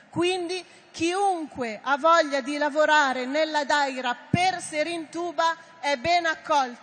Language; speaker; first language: Italian; non-native, fluent; Wolof